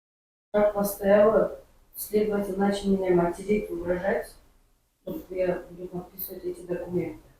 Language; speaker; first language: Russian; non-native, local second language; Kyrgyz